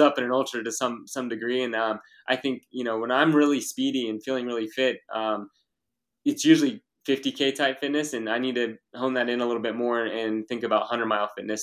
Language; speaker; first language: English; native; English